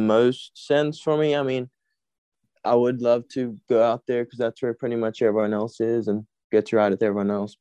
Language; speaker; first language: English; native; English